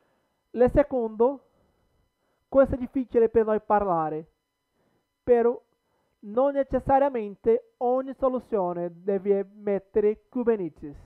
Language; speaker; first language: Italian; non-native, learner; Portuguese